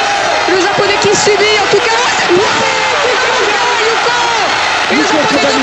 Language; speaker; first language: French; native; French